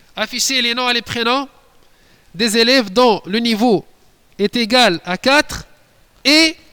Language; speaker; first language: French; non-native, local second language; Arabic